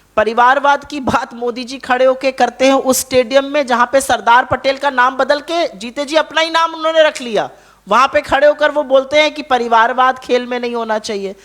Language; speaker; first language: Hindi; native; Hindi